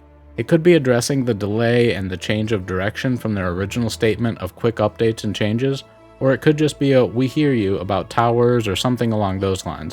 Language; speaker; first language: English; native; English